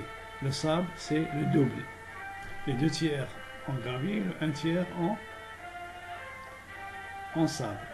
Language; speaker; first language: French; non-native, local second language; Arabic